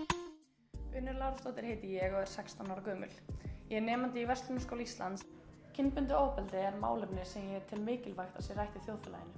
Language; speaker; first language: Icelandic; native; Icelandic